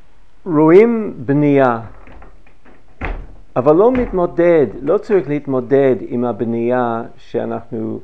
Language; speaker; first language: Hebrew; non-native, fluent; English